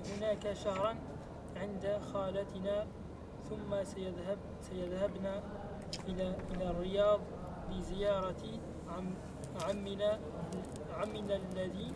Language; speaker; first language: Arabic; non-native, learner; French